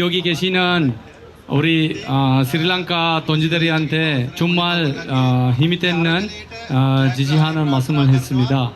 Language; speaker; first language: Korean; non-native, fluent; Sinhala